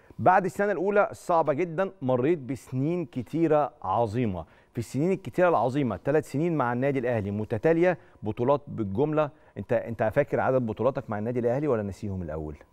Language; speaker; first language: Arabic; native; Arabic